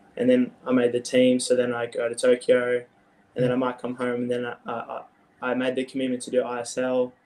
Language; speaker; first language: English; native; English